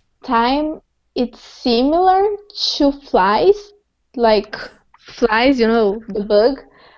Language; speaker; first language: English; non-native, fluent; Portuguese